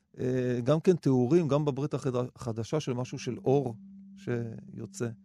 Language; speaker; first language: Hebrew; native; Hebrew